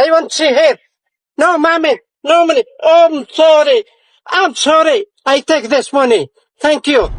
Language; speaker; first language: English; non-native, learner; Arabic